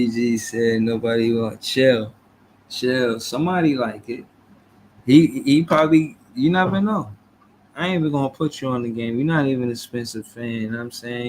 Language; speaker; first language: English; native; English